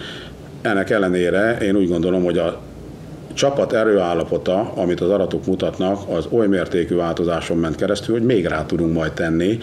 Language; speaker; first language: Hungarian; native; Hungarian